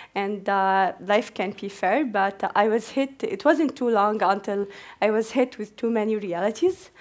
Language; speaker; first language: English; non-native, fluent; Arabic